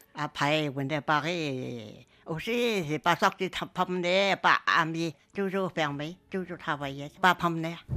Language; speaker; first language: French; non-native, learner; Chinese